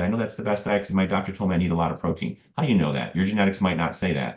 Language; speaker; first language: English; native; English